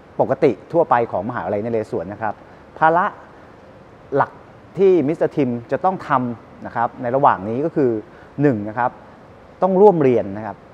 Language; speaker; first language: Thai; native; Thai